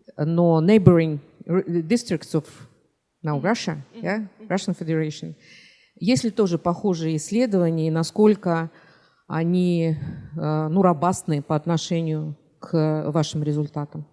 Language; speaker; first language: Russian; native; Russian